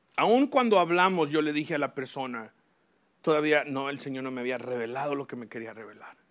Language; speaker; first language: Spanish; early bilingual, heritage; Spanish